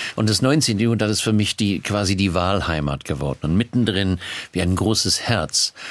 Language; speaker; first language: German; non-native, fluent; English